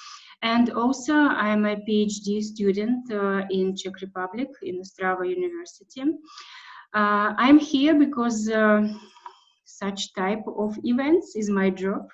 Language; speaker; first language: English; non-native, fluent; Russian